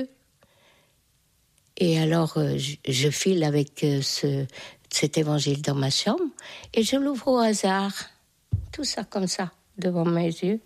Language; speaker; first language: French; non-native, fluent; Hungarian